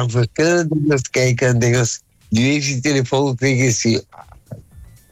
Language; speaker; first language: Dutch; non-native, local second language; Papiamento